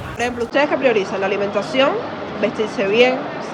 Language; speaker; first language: Spanish; native; Spanish